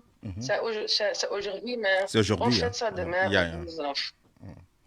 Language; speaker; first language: French; non-native, local second language; Dutch